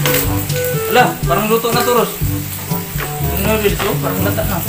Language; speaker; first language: Filipino; non-native, local second language; Cebuano